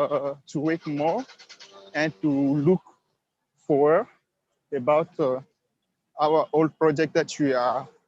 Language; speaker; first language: English; non-native, learner; Swahili